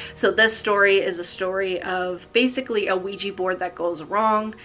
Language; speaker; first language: English; native; English